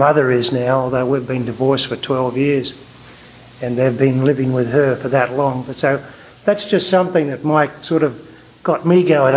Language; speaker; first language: English; native; English